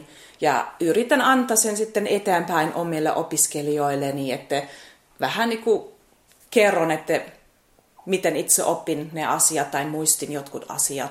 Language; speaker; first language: Finnish; non-native, fluent; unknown